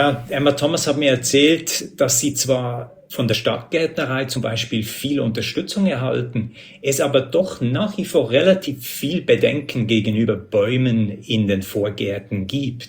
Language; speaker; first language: German; native; German